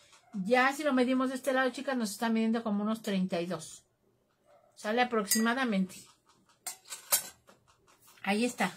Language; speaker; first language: Spanish; native; Spanish